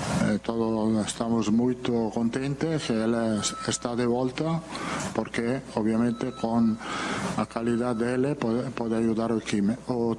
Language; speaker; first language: Portuguese; non-native, fluent; Italian